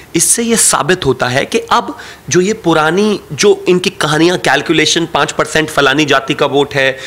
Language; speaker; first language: Hindi; native; Hindi